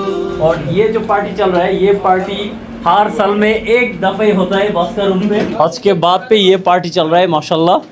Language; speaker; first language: Hindi; non-native, fluent; Bangla